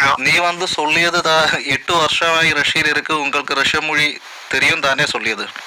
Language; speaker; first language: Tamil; non-native, learner; Malayalam